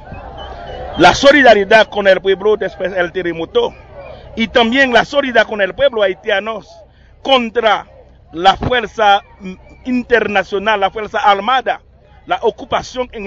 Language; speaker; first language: Spanish; non-native, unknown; Haitian Creole